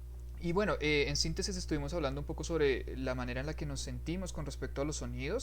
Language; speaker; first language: Spanish; native; Spanish